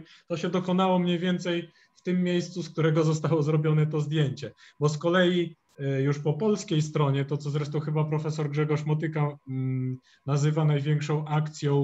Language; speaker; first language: Polish; native; Polish